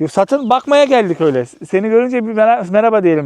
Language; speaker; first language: Turkish; native; Turkish